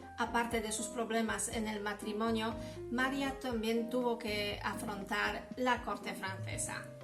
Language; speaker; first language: Spanish; non-native, fluent; Polish